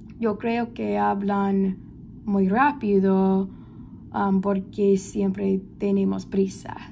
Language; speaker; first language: Spanish; non-native, learner; English